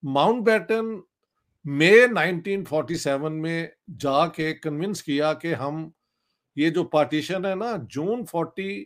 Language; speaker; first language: Urdu; non-native, local second language; Punjabi